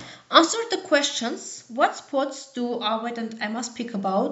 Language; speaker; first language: English; non-native, fluent; Armenian